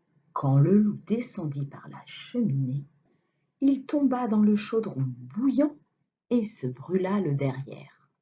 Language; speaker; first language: French; native; French